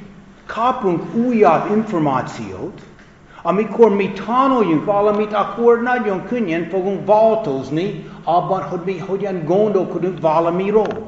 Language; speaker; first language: Hungarian; non-native, fluent; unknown